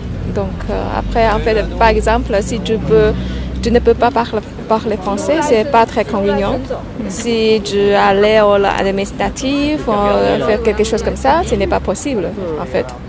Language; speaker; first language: French; non-native, learner; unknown